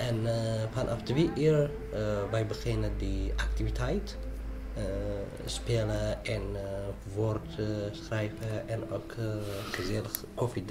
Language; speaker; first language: Dutch; non-native, learner; Tigrinya